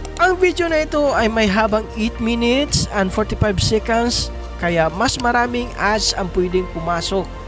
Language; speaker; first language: Filipino; non-native, local second language; Cebuano